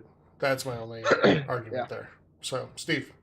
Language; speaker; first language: English; native; English